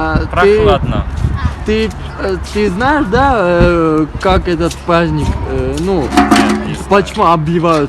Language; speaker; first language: Russian; non-native, local second language; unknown